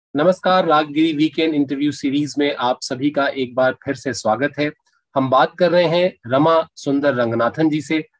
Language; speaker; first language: Hindi; native; Hindi